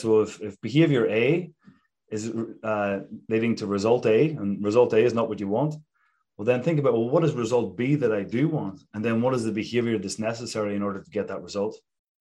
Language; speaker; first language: English; native; English